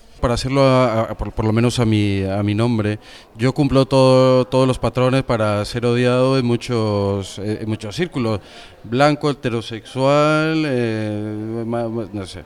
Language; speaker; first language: Spanish; native; Spanish